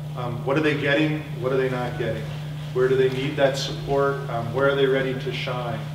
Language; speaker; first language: English; native; English